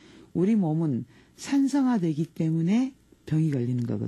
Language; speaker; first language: Korean; native; Korean